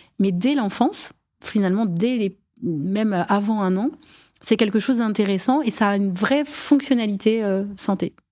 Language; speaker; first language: French; native; French